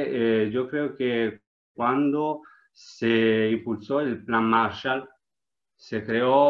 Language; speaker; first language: Spanish; non-native, learner; Italian